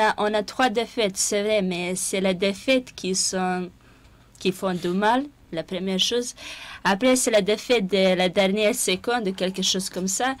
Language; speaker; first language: French; non-native, fluent; Serbian